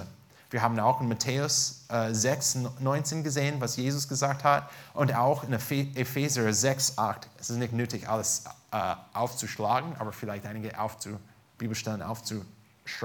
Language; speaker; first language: German; non-native, fluent; English